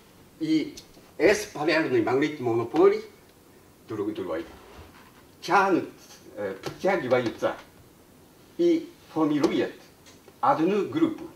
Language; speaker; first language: Russian; non-native, learner; Japanese